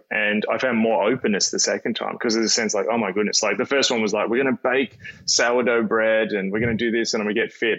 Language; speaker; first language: English; native; English